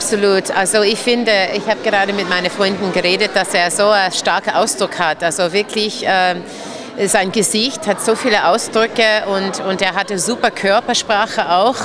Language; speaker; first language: German; non-native, fluent; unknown